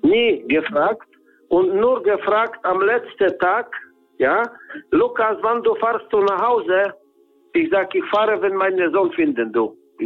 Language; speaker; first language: German; non-native, learner; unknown